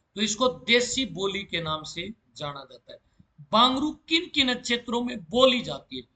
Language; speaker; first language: Hindi; native; Hindi